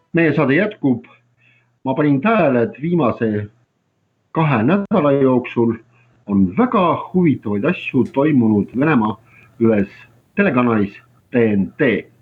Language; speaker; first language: Estonian; non-native, local second language; Russian